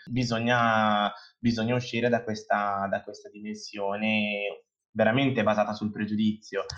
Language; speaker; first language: Italian; native; Italian